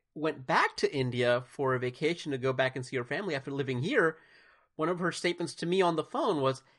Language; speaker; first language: English; native; English